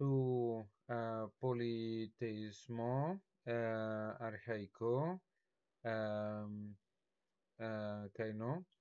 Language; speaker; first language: Greek; non-native, learner; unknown